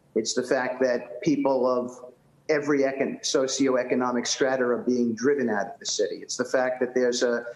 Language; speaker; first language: English; native; English